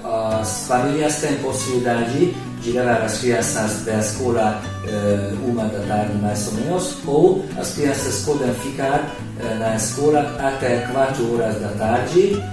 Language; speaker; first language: Portuguese; non-native, learner; Hungarian